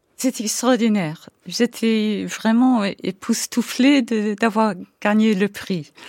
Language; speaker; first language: French; non-native, fluent; English